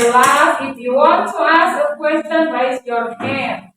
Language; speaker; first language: English; non-native, learner; Indonesian